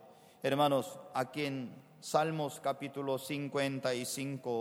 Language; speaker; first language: Spanish; non-native, fluent; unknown